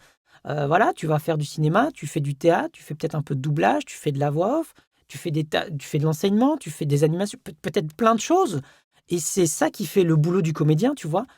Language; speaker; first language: French; native; French